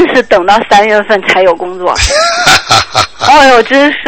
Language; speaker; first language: Chinese; native; Chinese